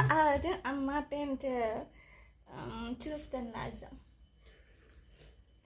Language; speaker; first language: Turkish; non-native, learner; Indonesian